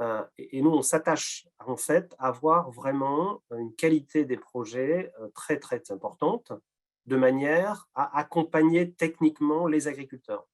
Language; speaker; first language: French; native; French